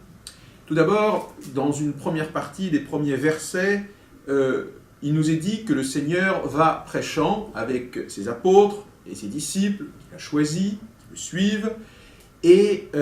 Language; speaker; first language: French; native; French